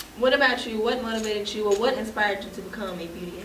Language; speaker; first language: English; native; English